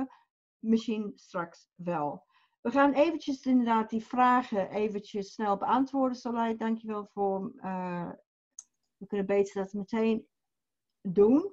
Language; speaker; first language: Dutch; non-native, fluent; English